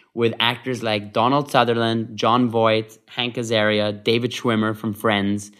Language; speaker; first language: English; early bilingual, other home language; Hebrew